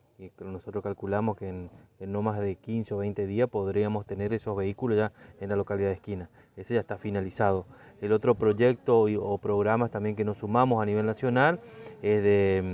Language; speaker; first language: Spanish; native; Spanish